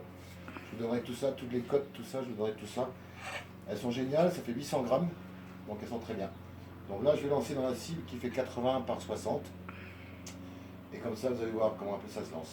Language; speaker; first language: French; native; French